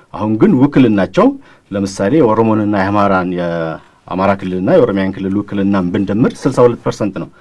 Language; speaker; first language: Amharic; non-native, local second language; Oromo